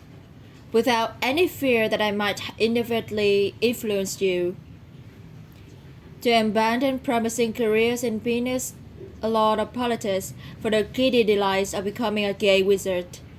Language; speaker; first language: English; non-native, learner; Vietnamese